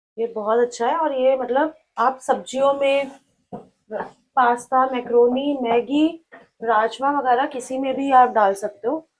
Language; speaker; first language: Hindi; native; Hindi